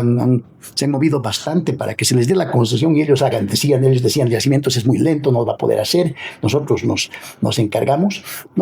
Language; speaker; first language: Spanish; native; Spanish